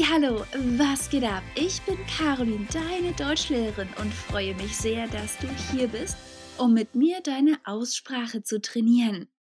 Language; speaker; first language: German; non-native, fluent; Portuguese